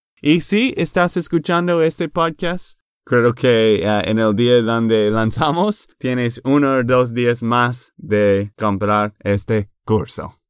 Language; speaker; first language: Spanish; non-native, fluent; English